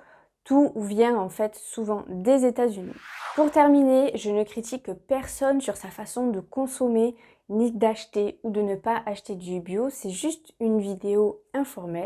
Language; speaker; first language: French; native; French